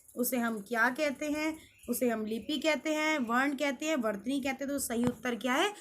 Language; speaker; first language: Hindi; native; Hindi